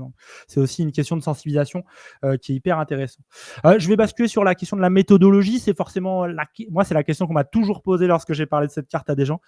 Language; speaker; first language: French; native; French